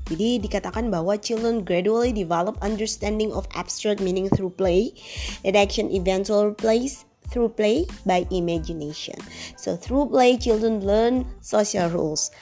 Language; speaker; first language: English; non-native, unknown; Indonesian